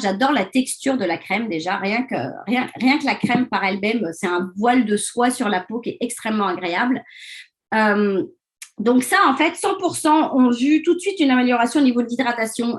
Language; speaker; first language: French; native; French